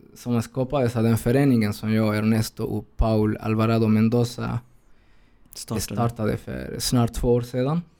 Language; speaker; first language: Swedish; non-native, fluent; Spanish